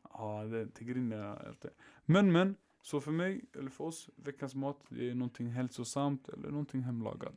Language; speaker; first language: Swedish; early bilingual, other home language; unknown